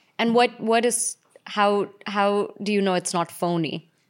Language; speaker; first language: English; native; English